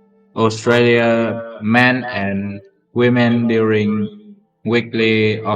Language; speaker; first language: English; non-native, learner; Vietnamese